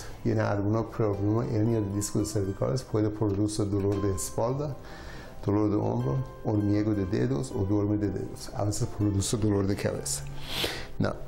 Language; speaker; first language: Spanish; non-native, learner; Persian